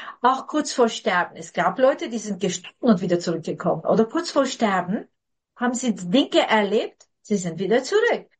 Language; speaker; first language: German; non-native, fluent; Turkish